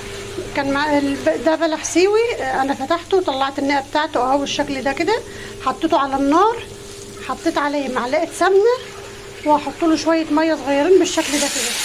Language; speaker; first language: Arabic; native; Arabic